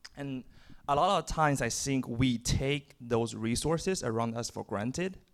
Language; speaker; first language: English; non-native, fluent; Chinese